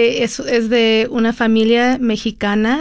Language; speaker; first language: Spanish; early bilingual, heritage; Spanish